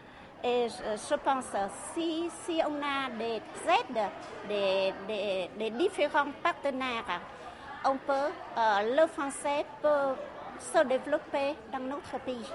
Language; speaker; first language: French; non-native, fluent; Vietnamese